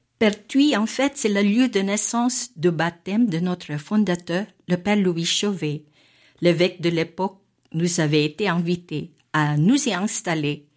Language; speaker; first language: French; non-native, fluent; Filipino